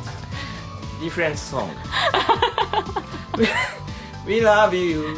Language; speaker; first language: English; non-native, learner; Japanese